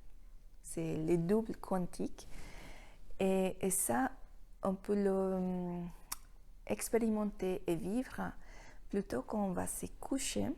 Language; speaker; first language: French; non-native, fluent; Spanish